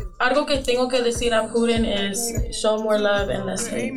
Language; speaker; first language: Spanish; early bilingual, other home language; English